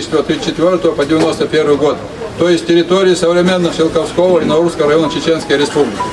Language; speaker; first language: Russian; non-native, local second language; Ingush